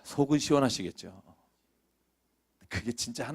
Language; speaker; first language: Korean; native; Korean